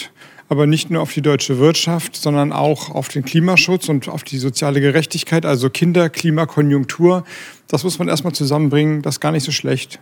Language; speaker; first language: German; native; German